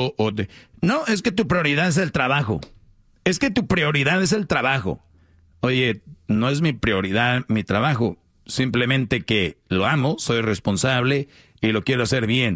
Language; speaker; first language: Spanish; native; Spanish